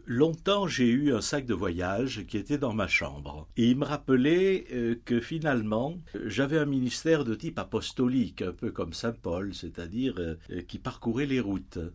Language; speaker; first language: French; native; French